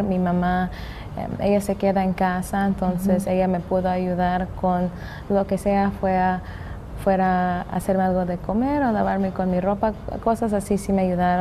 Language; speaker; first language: Spanish; early bilingual, heritage; English